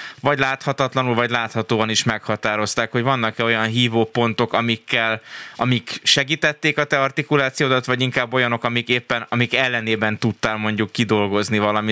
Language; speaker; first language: Hungarian; native; Hungarian